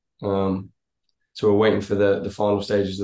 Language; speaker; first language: English; native; English